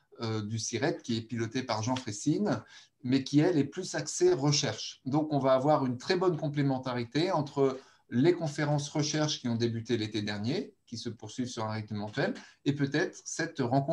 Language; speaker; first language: French; native; French